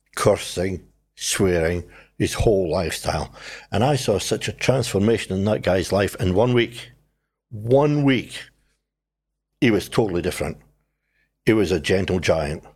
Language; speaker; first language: English; native; English